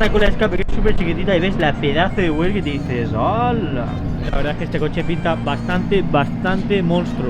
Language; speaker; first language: Spanish; native; Spanish